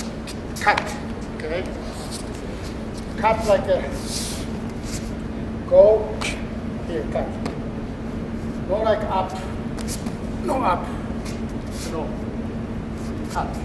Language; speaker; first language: English; non-native, learner; Spanish